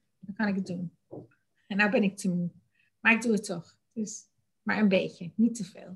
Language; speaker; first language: Dutch; native; Dutch